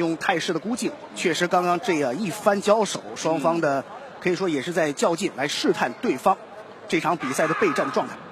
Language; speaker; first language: Chinese; native; Chinese